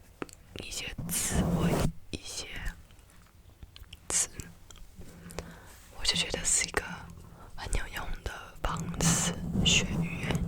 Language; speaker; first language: Chinese; early bilingual, heritage; Chinese